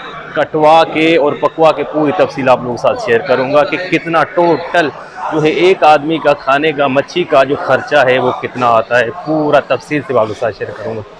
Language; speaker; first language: Hindi; native; Hindi